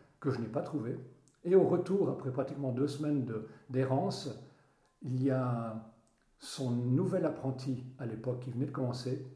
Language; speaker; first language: French; non-native, local second language; Swiss German